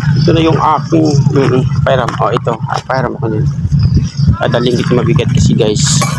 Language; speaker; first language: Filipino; non-native, local second language; Bikol